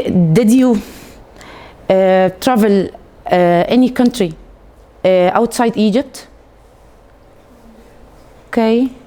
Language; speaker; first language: English; non-native, fluent; Arabic